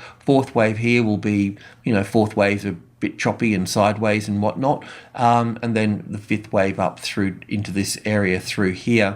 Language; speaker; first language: English; native; English